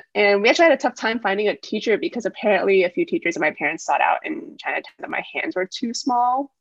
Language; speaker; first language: English; early bilingual, other home language; Wu Chinese